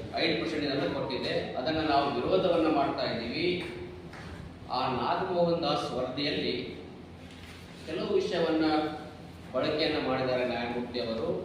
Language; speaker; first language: Kannada; non-native, local second language; Lambadi